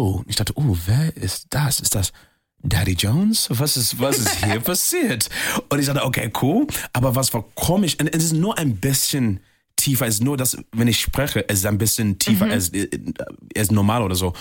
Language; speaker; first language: German; non-native, fluent; English